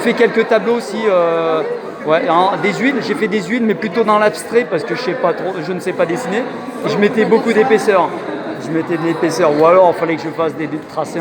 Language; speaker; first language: French; native; French